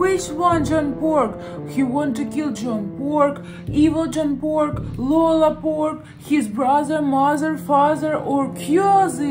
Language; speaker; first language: English; non-native, learner; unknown